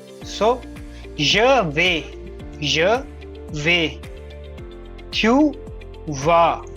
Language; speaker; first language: French; non-native, fluent; Hindi